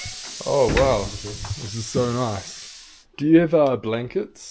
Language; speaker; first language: English; native; English